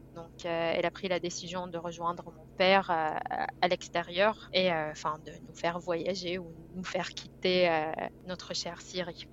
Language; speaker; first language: French; non-native, fluent; Arabic